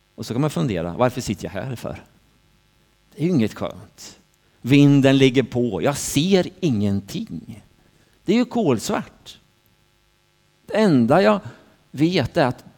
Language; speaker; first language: Swedish; native; Swedish